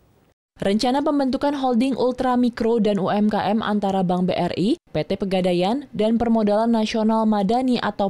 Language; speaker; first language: Indonesian; native; Indonesian